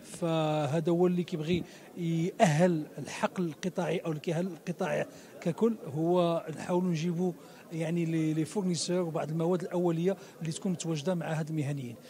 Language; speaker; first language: Arabic; native; Arabic